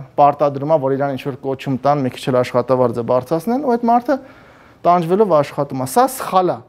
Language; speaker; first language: Armenian; native; Armenian